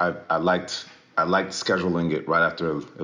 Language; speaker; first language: English; early bilingual, other home language; French